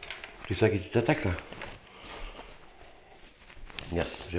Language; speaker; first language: French; native; French